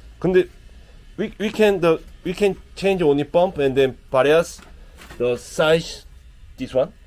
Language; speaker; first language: English; non-native, learner; Korean